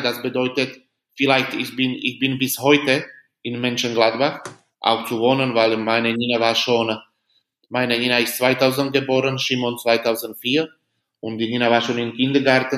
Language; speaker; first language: German; non-native, learner; Slovak